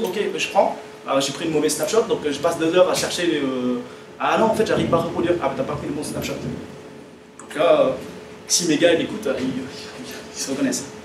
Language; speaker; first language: French; native; French